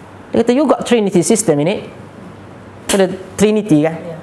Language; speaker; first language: English; non-native, local second language; Malay